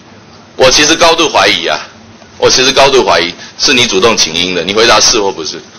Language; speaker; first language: Chinese; native; Chinese